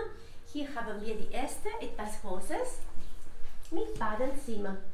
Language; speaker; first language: German; non-native, learner; Spanish